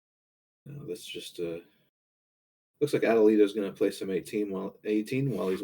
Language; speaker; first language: English; native; English